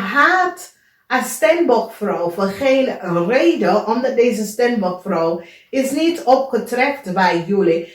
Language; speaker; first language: Dutch; non-native, learner; English